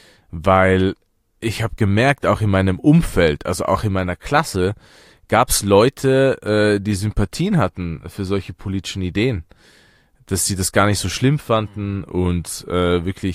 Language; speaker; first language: German; early bilingual, other home language; Persian